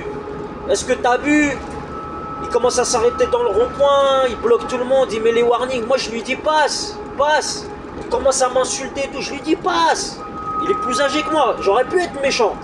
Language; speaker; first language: French; native; French